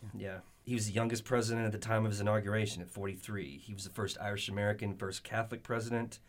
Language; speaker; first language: English; native; English